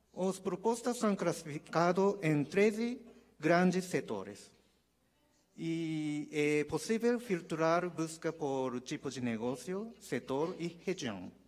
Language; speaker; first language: Portuguese; non-native, learner; Japanese